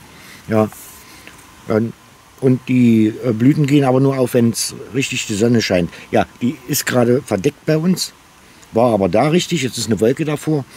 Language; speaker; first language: German; native; German